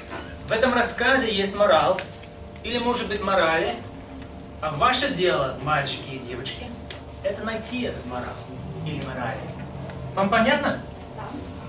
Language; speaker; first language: Russian; non-native, fluent; English